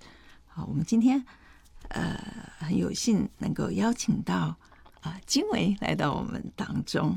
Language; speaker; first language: Chinese; native; Chinese